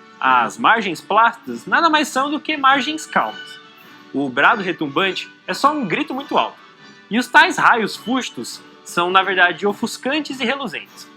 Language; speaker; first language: Portuguese; native; Portuguese